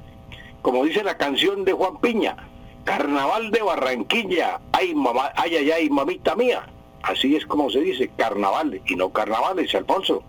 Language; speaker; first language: Spanish; native; Spanish